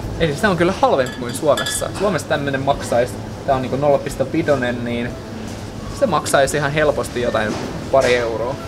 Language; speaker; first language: Finnish; non-native, fluent; Russian